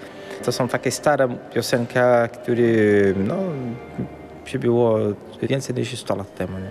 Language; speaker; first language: Polish; early bilingual, heritage; Portuguese